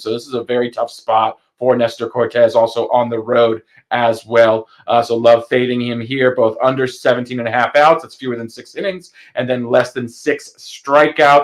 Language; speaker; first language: English; native; English